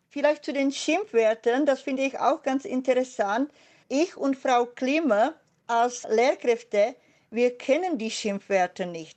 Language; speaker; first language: German; non-native, fluent; Czech